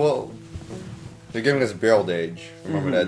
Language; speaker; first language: English; native; English